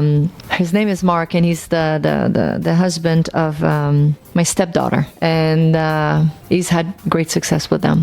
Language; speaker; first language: English; non-native, local second language; French